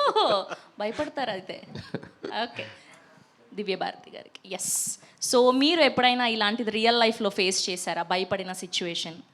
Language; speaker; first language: Telugu; native; Telugu